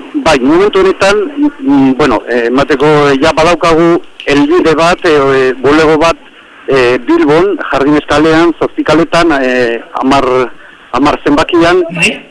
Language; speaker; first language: Basque; native; Basque